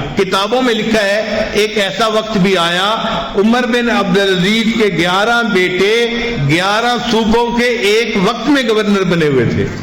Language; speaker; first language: Urdu; non-native, local second language; Punjabi